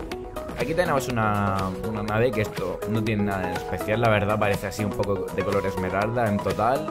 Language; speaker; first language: Spanish; native; Spanish